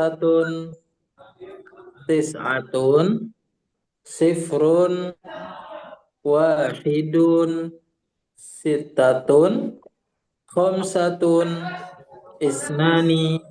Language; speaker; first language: Arabic; non-native, learner; Indonesian